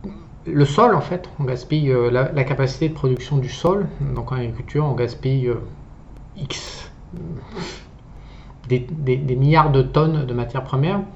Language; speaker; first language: French; native; French